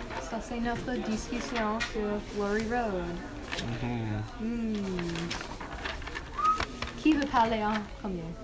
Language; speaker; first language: French; non-native, learner; English